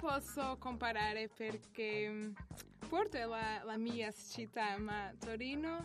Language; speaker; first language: Italian; non-native, learner; Portuguese